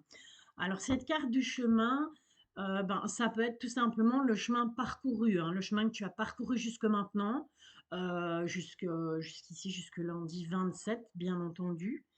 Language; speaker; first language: French; native; French